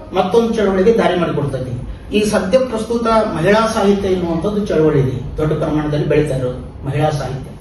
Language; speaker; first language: Kannada; non-native, local second language; Lambadi